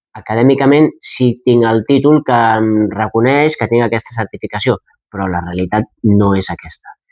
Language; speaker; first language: Catalan; non-native, local second language; Spanish